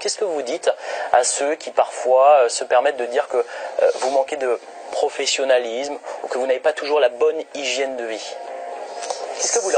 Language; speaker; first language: French; native; French